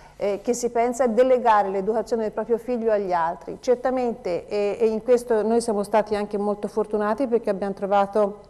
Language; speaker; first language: Italian; native; Italian